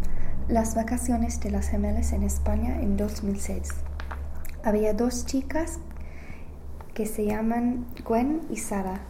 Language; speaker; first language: Spanish; non-native, learner; English